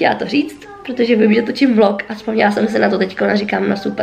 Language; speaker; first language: Czech; native; Czech